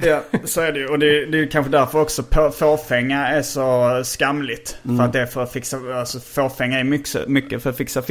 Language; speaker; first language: Swedish; native; Swedish